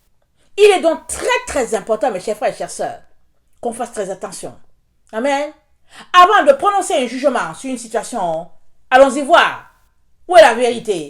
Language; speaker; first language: French; native; French